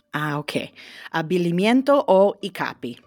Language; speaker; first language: Italian; non-native, learner; English